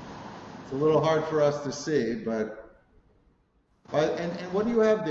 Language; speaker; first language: English; native; English